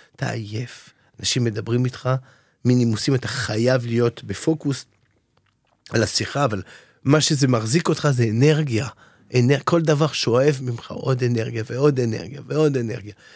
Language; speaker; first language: Hebrew; non-native, fluent; French